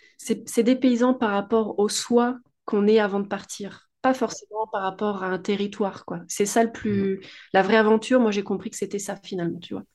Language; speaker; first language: French; native; French